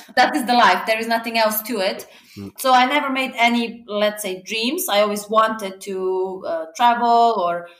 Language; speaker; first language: English; non-native, fluent; Serbian